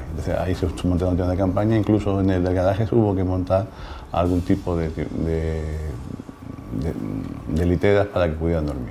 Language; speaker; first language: Spanish; native; Spanish